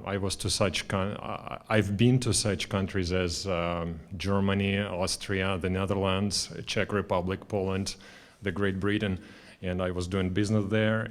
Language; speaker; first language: English; non-native, fluent; Russian